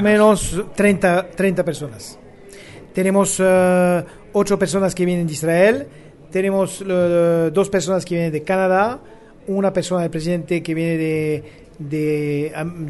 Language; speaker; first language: Spanish; non-native, fluent; French